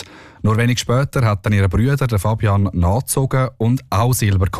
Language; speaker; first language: German; native; German